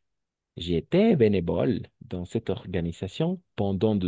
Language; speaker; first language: French; non-native, fluent; Spanish